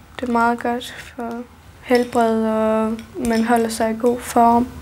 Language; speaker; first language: Danish; native; Danish